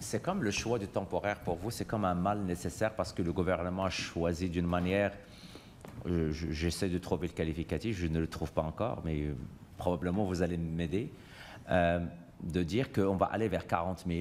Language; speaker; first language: French; native; French